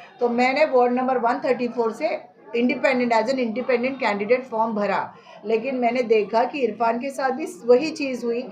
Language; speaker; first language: Hindi; non-native, local second language; Marathi